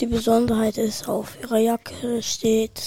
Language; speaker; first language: German; early bilingual, other home language; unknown